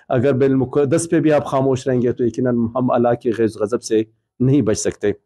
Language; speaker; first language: Urdu; non-native, local second language; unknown